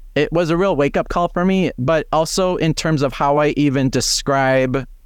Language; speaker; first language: English; native; English